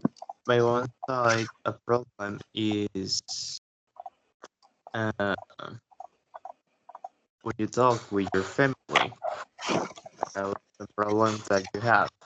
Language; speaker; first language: English; non-native, learner; Spanish